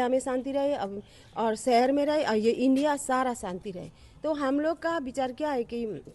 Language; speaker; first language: Hindi; non-native, learner; Nepali